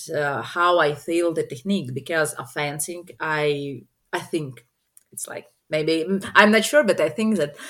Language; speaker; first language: English; non-native, learner; Latvian